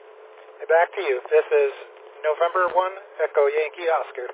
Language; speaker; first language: English; native; English